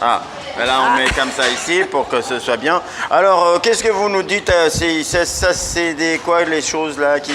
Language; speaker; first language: French; native; French